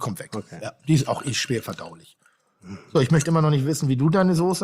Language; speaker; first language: German; native; German